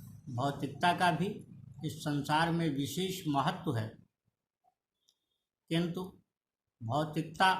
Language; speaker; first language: Hindi; native; Hindi